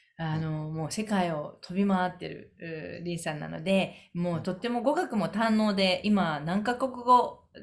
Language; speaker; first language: Japanese; native; Japanese